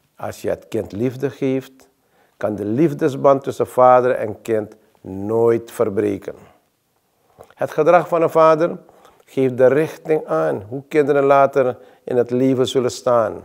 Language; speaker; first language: Dutch; native; Dutch